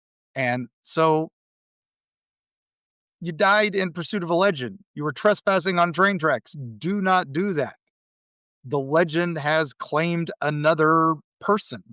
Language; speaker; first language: English; native; English